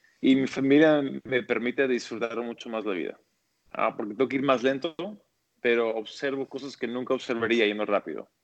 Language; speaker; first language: Spanish; early bilingual, other home language; English